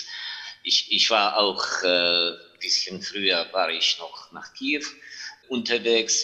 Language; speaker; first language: German; non-native, fluent; Ukrainian